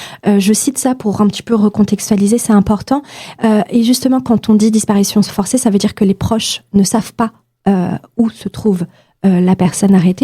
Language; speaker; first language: French; native; French